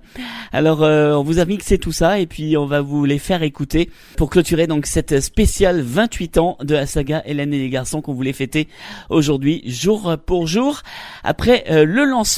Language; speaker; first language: French; native; French